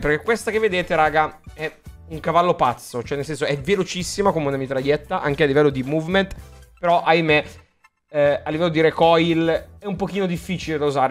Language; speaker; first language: Italian; native; Italian